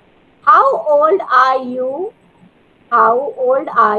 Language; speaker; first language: English; non-native, learner; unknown